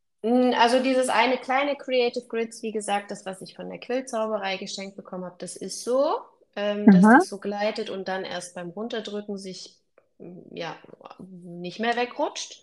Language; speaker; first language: German; native; German